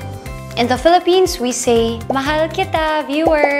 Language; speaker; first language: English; non-native, local second language; Filipino